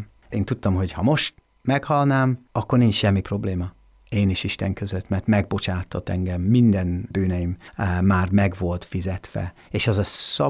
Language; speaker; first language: Hungarian; non-native, fluent; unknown